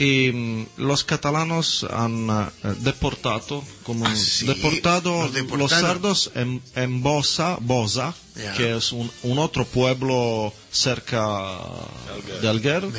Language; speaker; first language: Spanish; non-native, learner; Italian